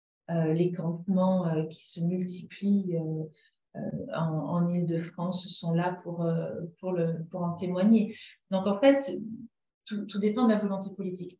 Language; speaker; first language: French; native; French